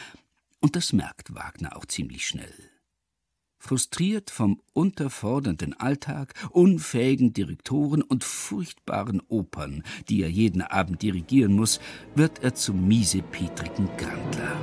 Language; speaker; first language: German; native; German